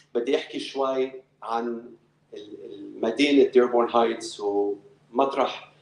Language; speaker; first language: Arabic; early bilingual, other home language; English